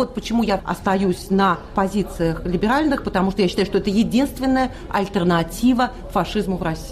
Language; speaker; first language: Russian; native; Russian